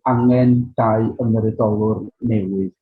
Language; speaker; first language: Welsh; native; Welsh